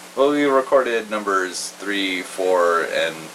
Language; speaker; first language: English; native; English